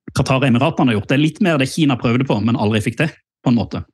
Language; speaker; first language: Norwegian; native; Norwegian